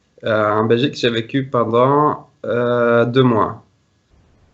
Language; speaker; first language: French; non-native, fluent; Norwegian